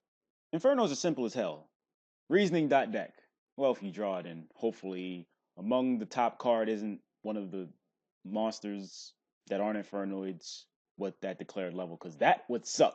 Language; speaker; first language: English; native; English